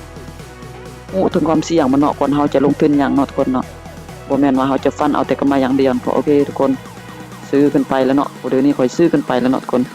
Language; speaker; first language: Thai; non-native, local second language; Lao